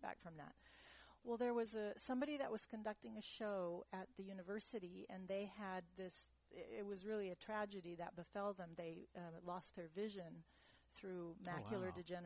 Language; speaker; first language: English; early bilingual, other home language; German